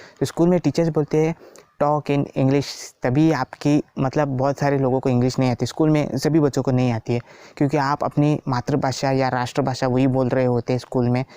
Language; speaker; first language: Hindi; non-native, local second language; Konkani